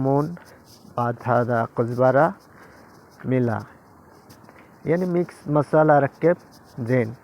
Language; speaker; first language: Arabic; non-native, learner; Bangla